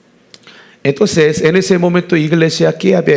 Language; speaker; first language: Spanish; non-native, learner; Korean